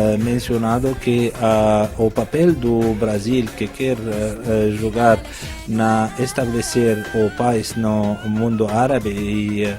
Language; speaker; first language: Portuguese; non-native, fluent; Arabic